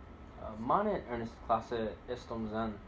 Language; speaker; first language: German; non-native, learner; English